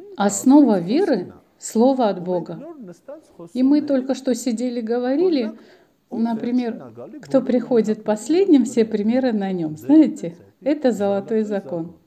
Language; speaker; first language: Russian; non-native, local second language; Armenian